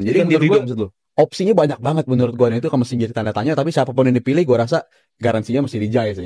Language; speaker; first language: Indonesian; native; Indonesian